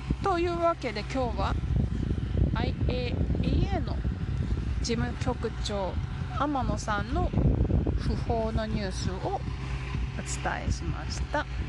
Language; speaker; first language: Japanese; native; Japanese